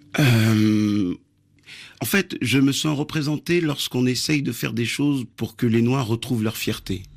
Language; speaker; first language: French; early bilingual, other home language; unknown